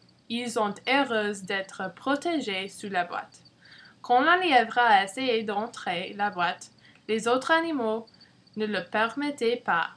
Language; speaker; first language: French; non-native, learner; English